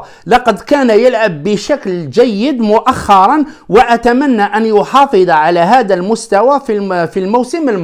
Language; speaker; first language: Arabic; native; Arabic